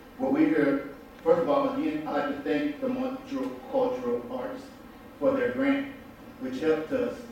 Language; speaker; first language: English; native; English